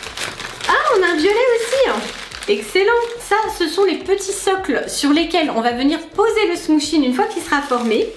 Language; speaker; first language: French; native; French